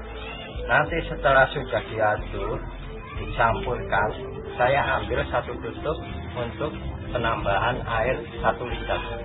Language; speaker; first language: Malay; non-native, local second language; Javanese